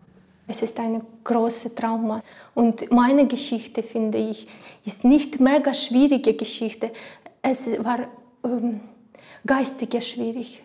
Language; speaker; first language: German; non-native, learner; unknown